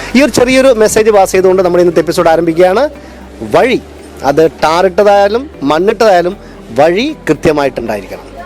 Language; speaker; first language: Malayalam; native; Malayalam